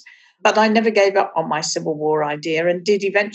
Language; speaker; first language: English; native; English